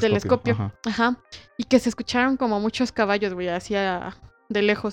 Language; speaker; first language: Spanish; native; Spanish